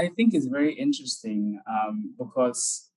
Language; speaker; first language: English; non-native, local second language; Akan